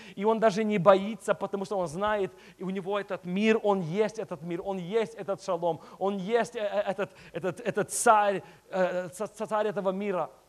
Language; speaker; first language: Russian; early bilingual, heritage; Russian